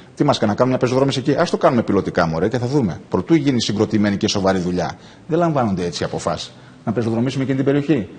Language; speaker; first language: Greek; native; Greek